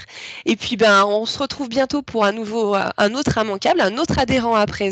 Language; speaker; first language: French; native; French